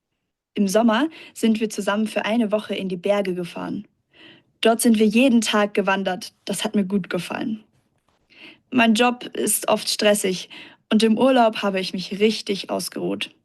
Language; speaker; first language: German; non-native, learner; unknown